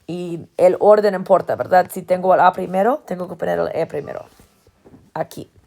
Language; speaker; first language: Spanish; non-native, fluent; English